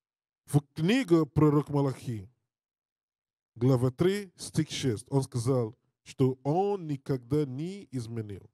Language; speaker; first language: Russian; non-native, learner; English